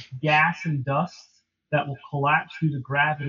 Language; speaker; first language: English; native; English